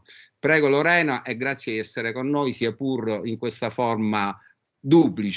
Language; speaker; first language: Italian; native; Italian